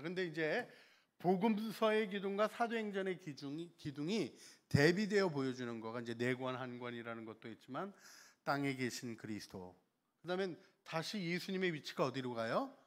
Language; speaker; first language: Korean; native; Korean